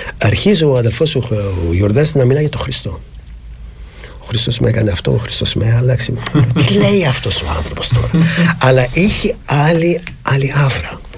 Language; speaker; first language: Greek; non-native, fluent; Arabic